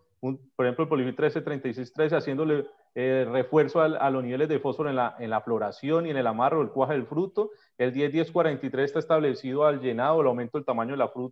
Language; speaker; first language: Spanish; native; Spanish